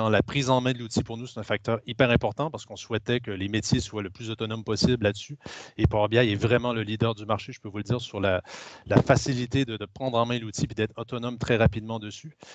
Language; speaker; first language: French; native; French